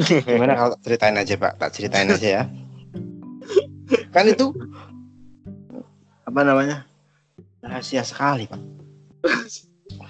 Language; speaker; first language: Indonesian; native; Indonesian